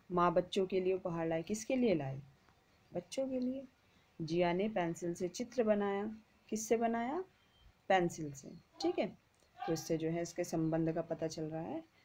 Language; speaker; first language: Hindi; native; Hindi